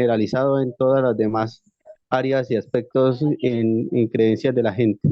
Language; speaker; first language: Spanish; native; Spanish